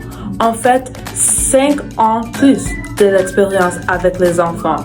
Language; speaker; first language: French; non-native, learner; English